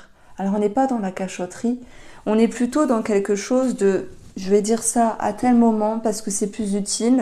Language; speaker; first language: French; native; French